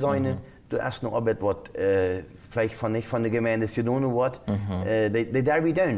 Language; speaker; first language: German; non-native, local second language; Plautdietsch